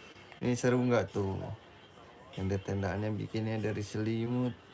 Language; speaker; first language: Indonesian; native; Indonesian